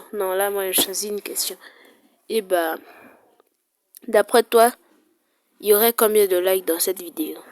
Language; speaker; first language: French; native; French